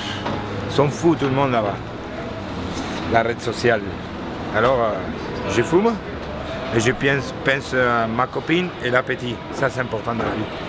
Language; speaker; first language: French; non-native, learner; Spanish